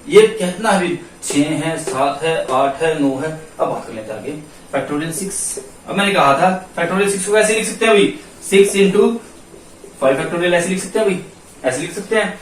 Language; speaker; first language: Hindi; native; Hindi